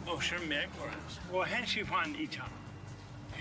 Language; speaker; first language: Chinese; non-native, learner; English